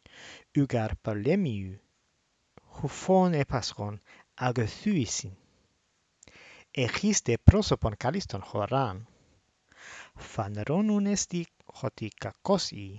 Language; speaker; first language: Greek; non-native, fluent; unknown